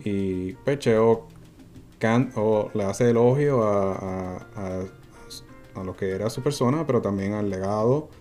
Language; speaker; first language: Spanish; native; Spanish